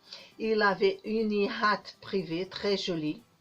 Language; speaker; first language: French; non-native, learner; Portuguese